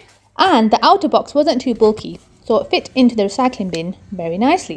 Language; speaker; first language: English; native; English